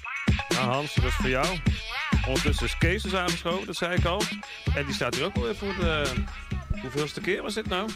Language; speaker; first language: Dutch; native; Dutch